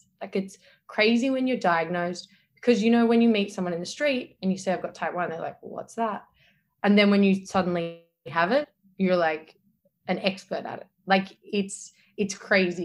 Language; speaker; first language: English; native; English